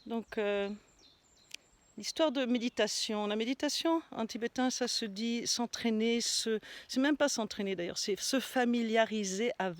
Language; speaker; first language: French; native; French